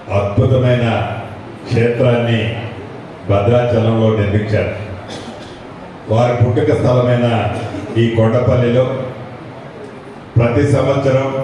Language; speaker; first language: Telugu; native; Telugu